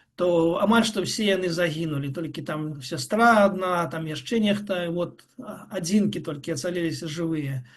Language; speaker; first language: Belarusian; non-native, local second language; Russian